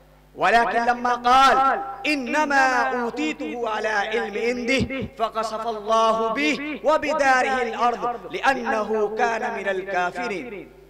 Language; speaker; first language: Arabic; non-native, learner; Urdu